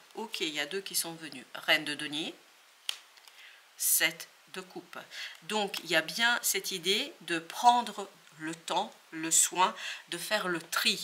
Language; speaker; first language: French; native; French